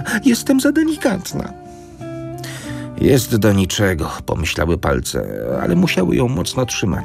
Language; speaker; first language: Polish; native; Polish